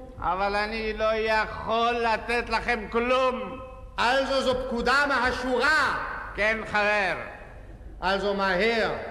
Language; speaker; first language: Hebrew; native; Hebrew